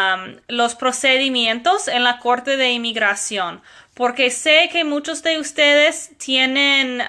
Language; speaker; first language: Spanish; non-native, fluent; English